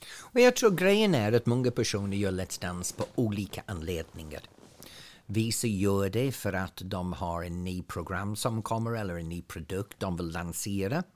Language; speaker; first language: Swedish; non-native, fluent; English